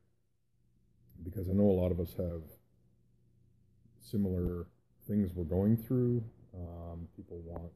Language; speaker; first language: English; native; English